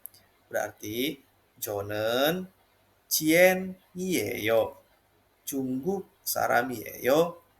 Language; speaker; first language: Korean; non-native, fluent; Indonesian